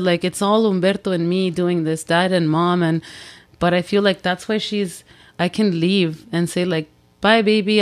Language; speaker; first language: English; early bilingual, other home language; Spanish